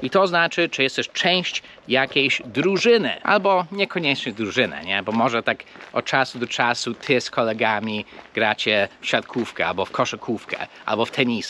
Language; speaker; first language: Polish; non-native, fluent; English